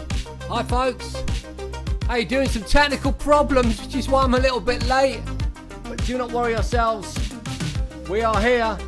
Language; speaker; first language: English; native; English